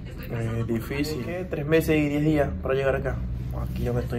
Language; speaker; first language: Spanish; native; Spanish